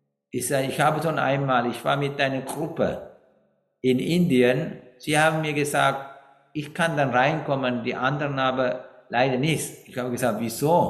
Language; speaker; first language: German; non-native, fluent; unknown